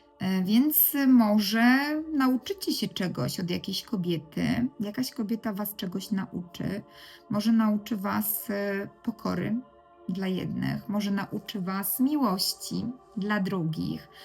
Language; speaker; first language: Polish; native; Polish